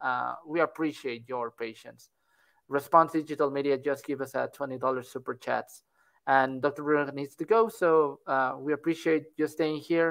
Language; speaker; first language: English; non-native, fluent; Spanish